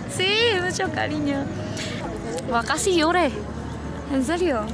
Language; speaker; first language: Spanish; non-native, learner; Korean